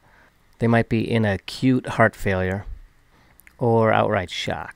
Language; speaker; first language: English; native; English